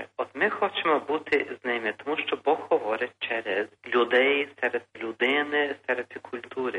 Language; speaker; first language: Ukrainian; early bilingual, heritage; Ukrainian